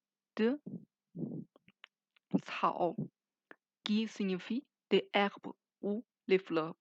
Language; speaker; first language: French; non-native, fluent; Chinese